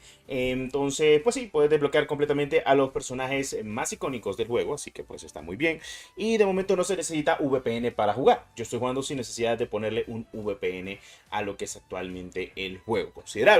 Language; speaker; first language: Spanish; native; Spanish